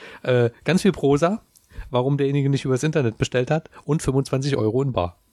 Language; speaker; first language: German; native; German